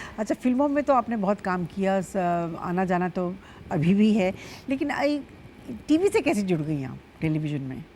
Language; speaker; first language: Hindi; native; Hindi